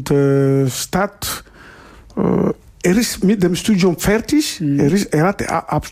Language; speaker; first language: German; non-native, learner; Lingala